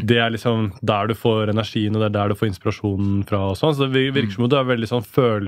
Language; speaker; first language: Norwegian; native; Norwegian